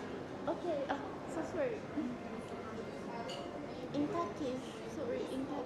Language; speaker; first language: English; non-native, learner; Japanese